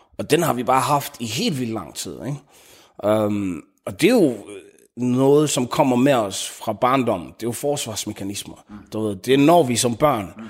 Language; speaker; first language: Danish; early bilingual, other home language; Tigrinya